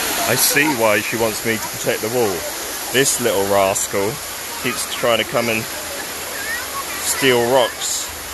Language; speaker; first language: English; native; English